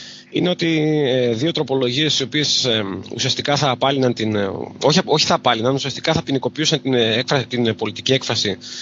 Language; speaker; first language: Greek; native; Greek